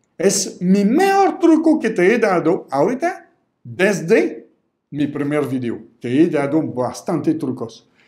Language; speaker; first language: Spanish; non-native, fluent; French